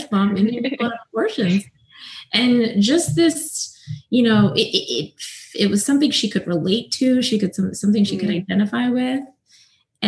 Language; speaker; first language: English; native; English